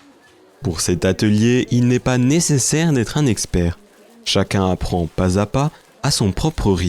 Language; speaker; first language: French; native; French